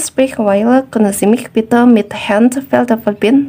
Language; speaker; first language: German; non-native, fluent; Indonesian